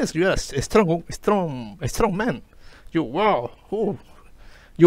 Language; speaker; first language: English; non-native, learner; Spanish